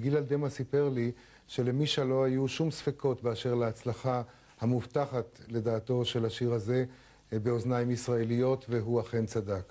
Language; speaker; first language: Hebrew; native; Hebrew